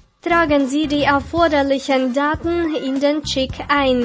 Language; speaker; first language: German; non-native, fluent; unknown